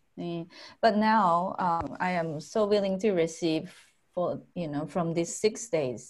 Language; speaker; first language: English; non-native, fluent; Japanese